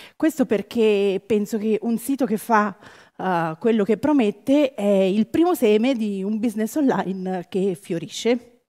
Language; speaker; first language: Italian; native; Italian